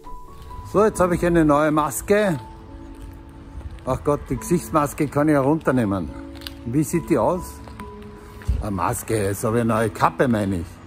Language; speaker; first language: German; native; German